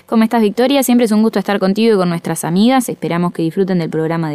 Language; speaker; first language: Spanish; native; Spanish